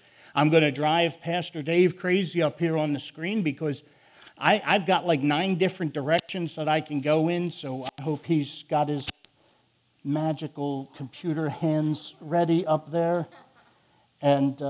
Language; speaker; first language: English; native; English